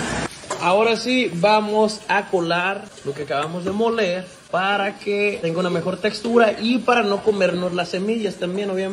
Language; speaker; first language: Spanish; native; Spanish